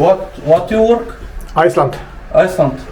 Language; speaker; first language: English; non-native, learner; Bulgarian